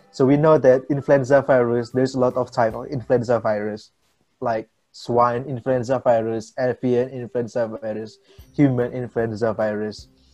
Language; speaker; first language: English; non-native, fluent; Indonesian